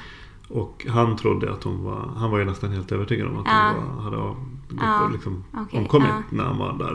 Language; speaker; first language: Swedish; native; Swedish